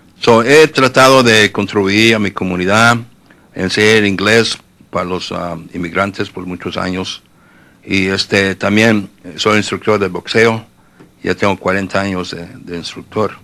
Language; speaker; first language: Spanish; early bilingual, heritage; Spanish